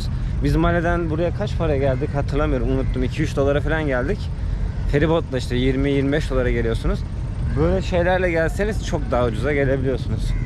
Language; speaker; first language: Turkish; native; Turkish